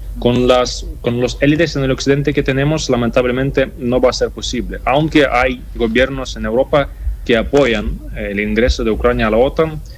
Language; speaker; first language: Spanish; non-native, fluent; Ukrainian